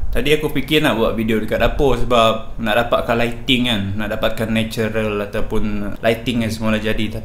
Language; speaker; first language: Malay; non-native, local second language; Iban